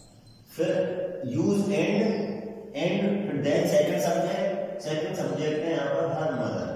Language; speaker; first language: Hindi; native; Hindi